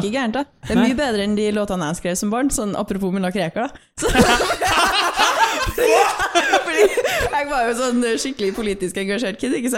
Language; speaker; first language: Norwegian; native; Norwegian